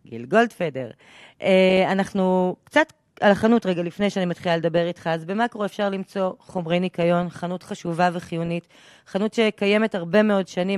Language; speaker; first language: Hebrew; native; Hebrew